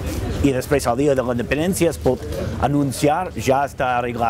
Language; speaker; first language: Catalan; non-native, fluent; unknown